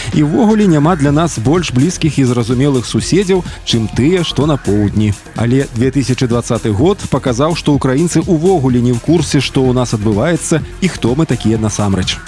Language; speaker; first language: Belarusian; native; Belarusian